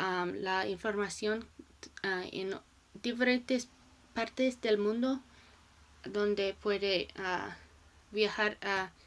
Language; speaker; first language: Spanish; non-native, learner; English